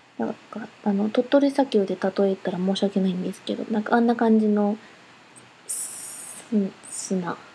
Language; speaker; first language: Japanese; native; Japanese